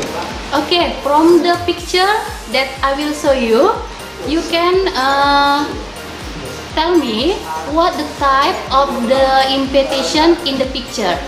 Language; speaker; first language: English; non-native, learner; Indonesian